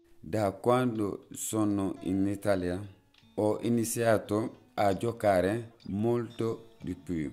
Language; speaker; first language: Italian; non-native, fluent; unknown